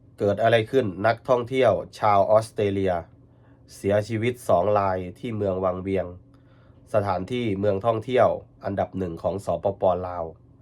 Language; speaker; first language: Thai; native; Thai